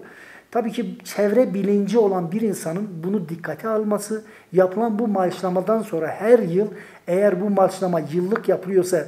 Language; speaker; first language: Turkish; native; Turkish